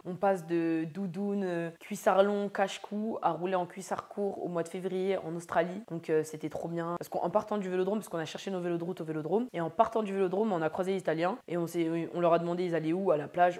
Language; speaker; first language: French; native; French